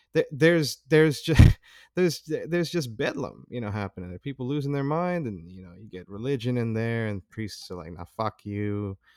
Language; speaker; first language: English; early bilingual, other home language; Filipino